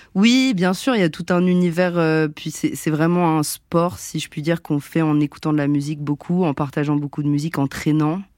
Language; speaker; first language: French; native; French